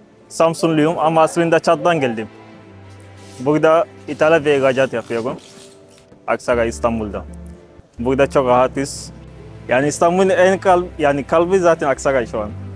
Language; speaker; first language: Turkish; non-native, fluent; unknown